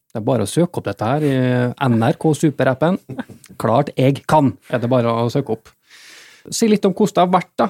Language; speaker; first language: Norwegian; native; Norwegian